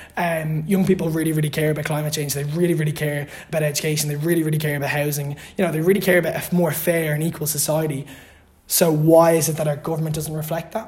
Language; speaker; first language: English; native; English